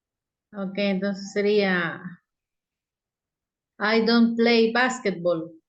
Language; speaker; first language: English; non-native, learner; Spanish